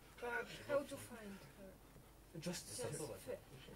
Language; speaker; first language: English; non-native, fluent; Polish